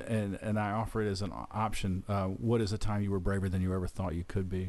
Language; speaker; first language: English; native; English